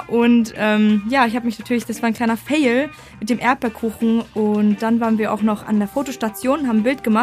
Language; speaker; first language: German; native; German